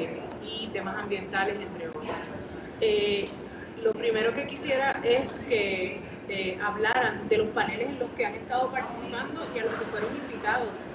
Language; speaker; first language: Spanish; native; Spanish